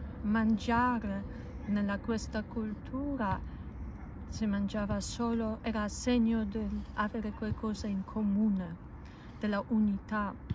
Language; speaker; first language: Italian; non-native, learner; Polish